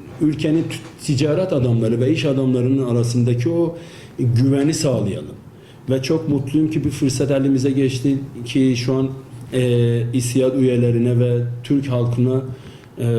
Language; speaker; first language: Turkish; non-native, fluent; Azerbaijani